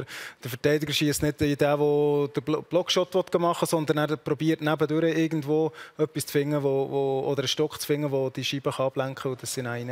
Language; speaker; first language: German; native; German